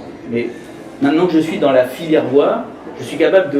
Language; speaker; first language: French; native; French